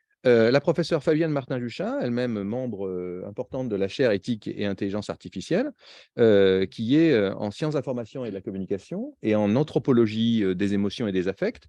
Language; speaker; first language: French; native; French